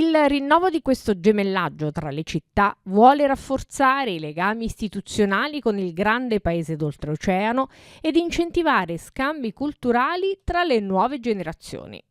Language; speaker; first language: Italian; native; Italian